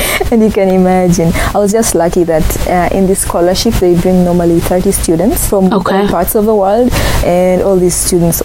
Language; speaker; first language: English; non-native, local second language; Ganda